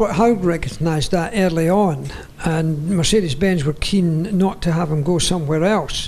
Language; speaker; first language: English; native; English